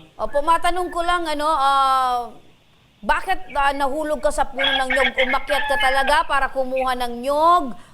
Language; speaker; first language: Filipino; non-native, local second language; Bikol